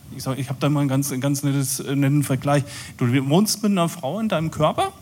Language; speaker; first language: German; native; German